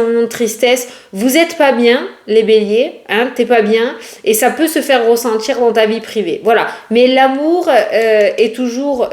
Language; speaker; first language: French; native; French